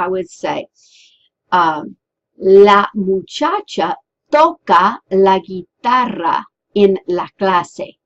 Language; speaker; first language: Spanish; non-native, fluent; English